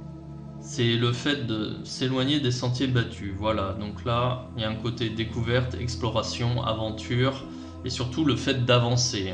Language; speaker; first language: French; native; French